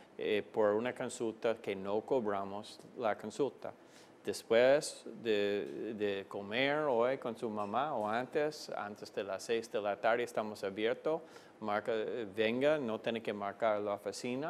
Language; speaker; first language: Spanish; non-native, fluent; English